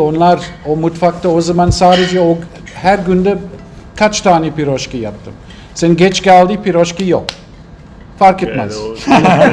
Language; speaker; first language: Turkish; non-native, learner; Russian